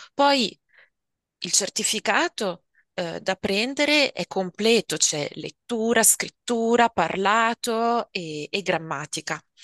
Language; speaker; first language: Italian; native; Italian